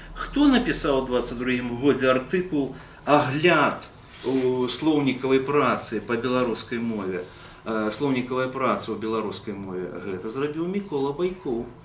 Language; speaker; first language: Belarusian; native; Belarusian